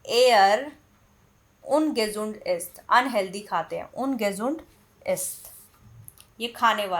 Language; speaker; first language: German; non-native, fluent; Hindi